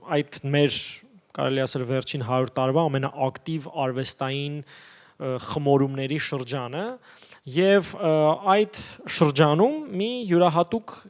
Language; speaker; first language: Armenian; native; Armenian